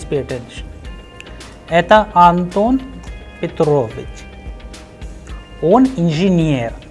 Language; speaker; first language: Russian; non-native, fluent; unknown